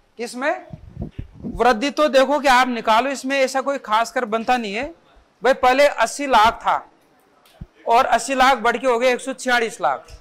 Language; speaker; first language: Hindi; native; Hindi